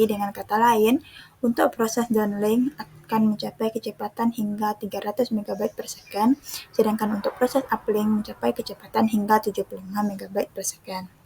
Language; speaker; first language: Indonesian; native; Indonesian